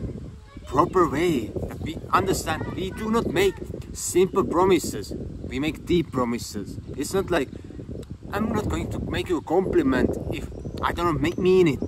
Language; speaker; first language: English; non-native, fluent; Estonian